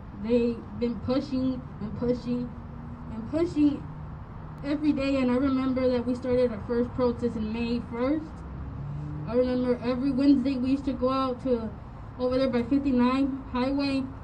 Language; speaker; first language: English; early bilingual, other home language; Spanish